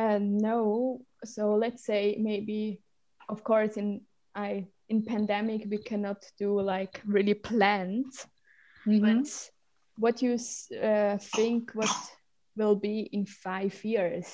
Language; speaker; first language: English; non-native, learner; Swiss German